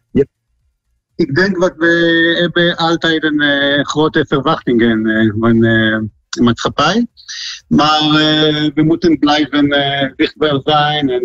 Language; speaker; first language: Dutch; non-native, fluent; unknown